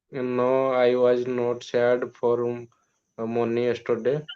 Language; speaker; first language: English; non-native, learner; Odia